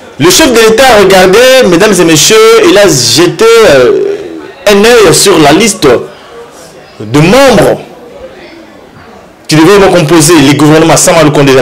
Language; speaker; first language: French; non-native, local second language; Lingala